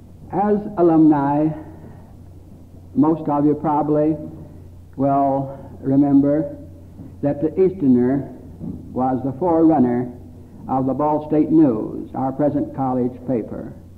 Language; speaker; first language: English; native; English